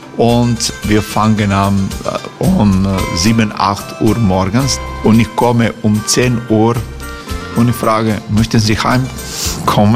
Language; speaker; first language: German; non-native, fluent; Croatian